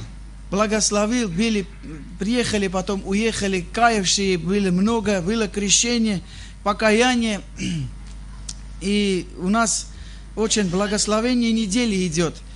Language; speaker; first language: Russian; non-native, fluent; Armenian